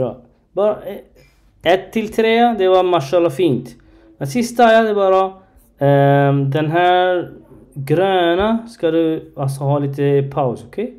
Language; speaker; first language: Swedish; non-native, learner; Arabic